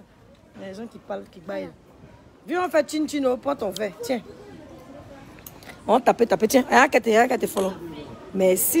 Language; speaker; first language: French; native; French